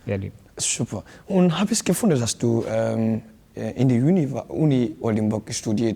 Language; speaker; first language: German; non-native, learner; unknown